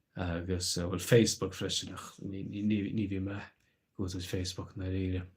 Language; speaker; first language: Irish; non-native, local second language; English